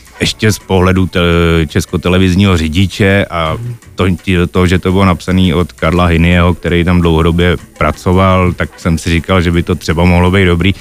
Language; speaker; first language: Czech; native; Czech